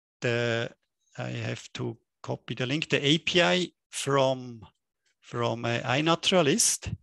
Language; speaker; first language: English; non-native, fluent; German